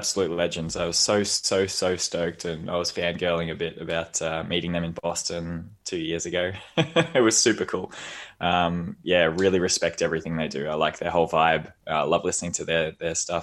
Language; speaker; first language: English; native; English